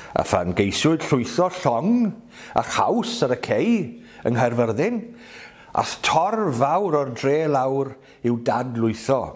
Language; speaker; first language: Welsh; native; Welsh